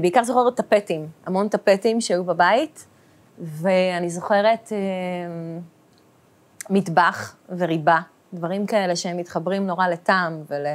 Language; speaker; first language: Hebrew; early bilingual, other home language; Russian